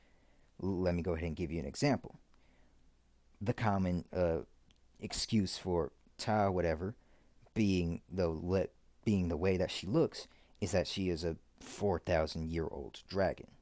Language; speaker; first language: English; native; English